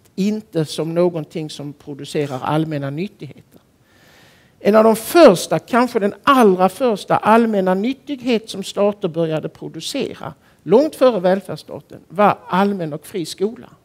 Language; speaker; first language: Swedish; native; Swedish